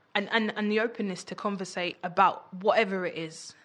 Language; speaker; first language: English; native; English